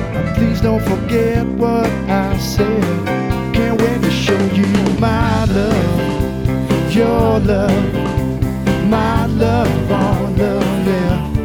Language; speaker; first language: English; native; English